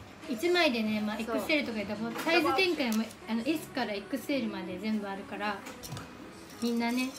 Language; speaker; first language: Japanese; native; Japanese